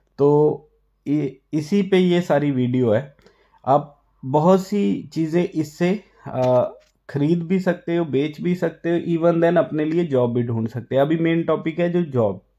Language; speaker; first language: Hindi; non-native, local second language; Punjabi